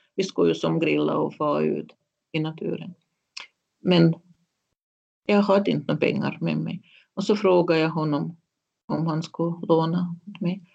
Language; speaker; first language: Swedish; non-native, fluent; Russian